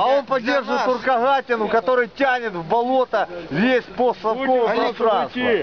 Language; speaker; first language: Russian; non-native, local second language; Ukrainian